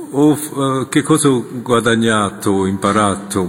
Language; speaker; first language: Italian; non-native, fluent; Korean